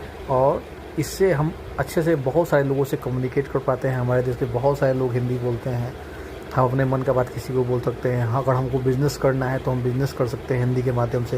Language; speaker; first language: Hindi; non-native, local second language; Bhojpuri